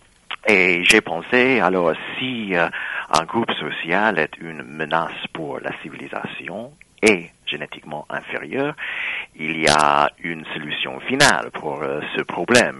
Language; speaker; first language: French; non-native, fluent; English